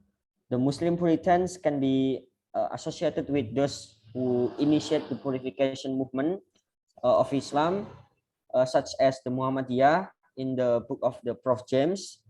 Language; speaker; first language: English; non-native, learner; Indonesian